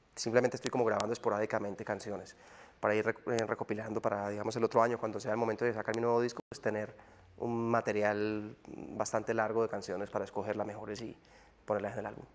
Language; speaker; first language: Spanish; native; Spanish